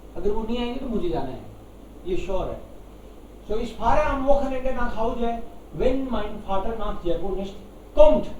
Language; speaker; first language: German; non-native, fluent; Hindi